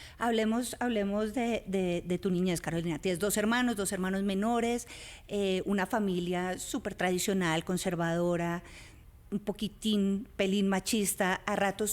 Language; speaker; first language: Spanish; native; Spanish